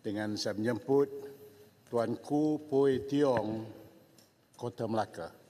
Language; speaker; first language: Malay; non-native, local second language; Chinese